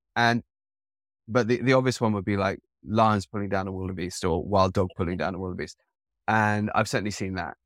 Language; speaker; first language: English; native; English